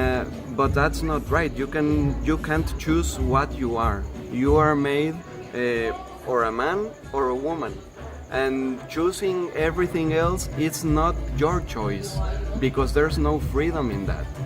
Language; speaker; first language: English; non-native, fluent; Spanish